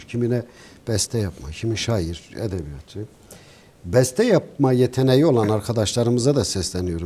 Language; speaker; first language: Turkish; native; Turkish